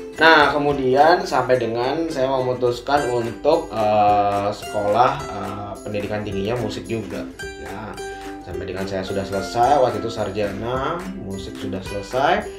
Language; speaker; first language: Indonesian; native; Indonesian